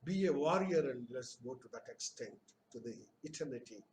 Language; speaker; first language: English; non-native, local second language; Telugu